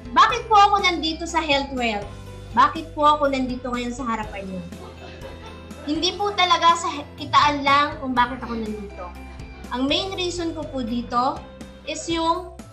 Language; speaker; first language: Filipino; native; Filipino